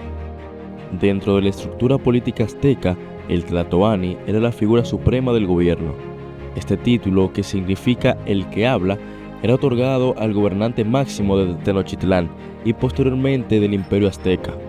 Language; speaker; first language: Spanish; native; Spanish